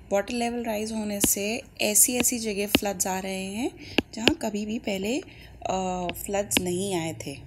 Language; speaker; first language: Hindi; native; Hindi